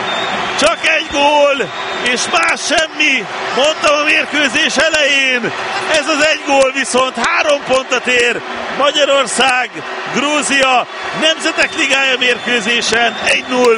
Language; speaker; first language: Hungarian; native; Hungarian